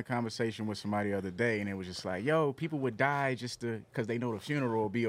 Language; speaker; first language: English; native; English